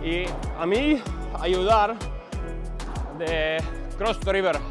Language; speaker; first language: Spanish; non-native, learner; Finnish